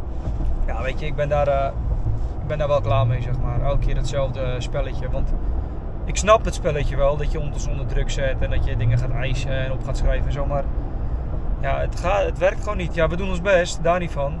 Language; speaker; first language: Dutch; native; Dutch